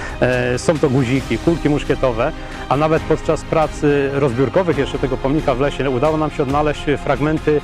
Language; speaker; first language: Polish; native; Polish